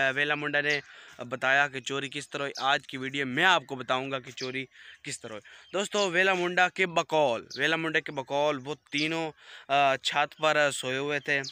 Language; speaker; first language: Urdu; non-native, local second language; Punjabi